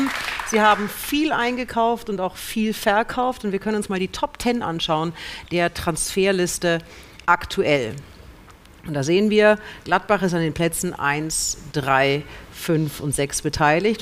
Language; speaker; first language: German; native; German